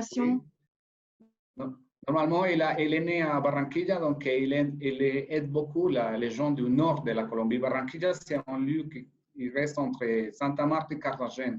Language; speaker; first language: French; non-native, fluent; Spanish